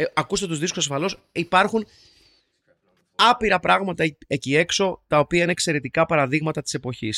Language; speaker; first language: Greek; native; Greek